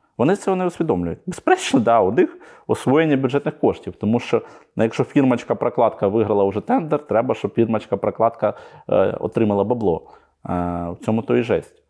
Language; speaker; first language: Ukrainian; native; Ukrainian